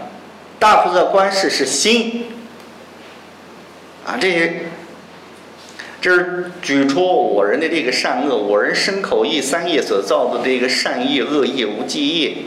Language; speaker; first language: Chinese; native; Chinese